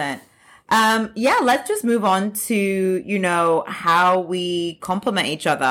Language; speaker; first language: English; native; English